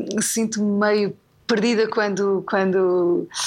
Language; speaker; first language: Portuguese; native; Portuguese